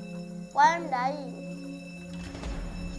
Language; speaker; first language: English; non-native, learner; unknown